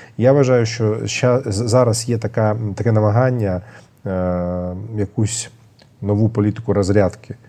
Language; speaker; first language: Ukrainian; non-native, local second language; Russian